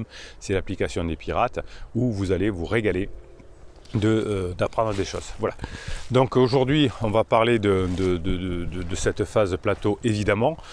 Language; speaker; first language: French; native; French